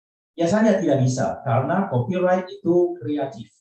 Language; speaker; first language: Indonesian; non-native, learner; German